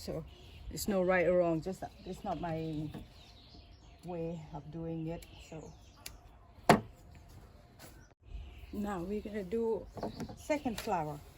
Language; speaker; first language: English; non-native, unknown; Thai